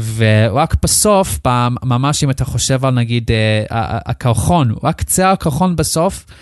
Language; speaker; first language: Hebrew; non-native, fluent; English